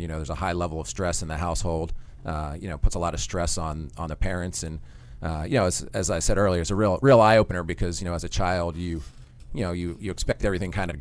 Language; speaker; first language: English; native; English